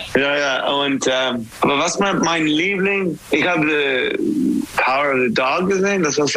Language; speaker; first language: German; non-native, learner; English